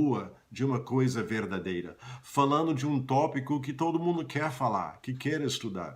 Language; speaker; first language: Portuguese; non-native, fluent; English